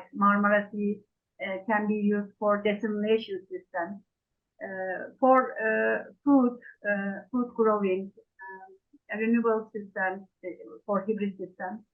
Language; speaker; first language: English; non-native, fluent; Turkish